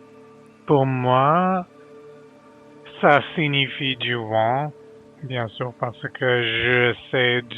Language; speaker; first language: French; non-native, learner; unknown